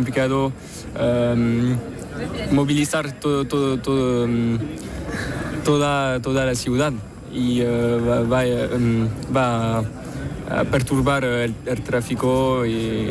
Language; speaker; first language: Spanish; non-native, learner; French